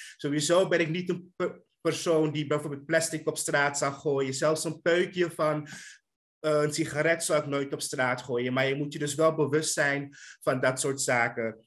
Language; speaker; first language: Dutch; native; Dutch